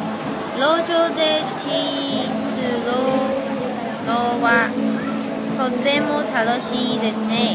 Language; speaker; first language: Japanese; non-native, learner; Cantonese